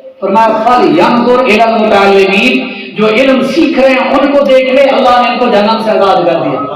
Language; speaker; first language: Urdu; non-native, local second language; Punjabi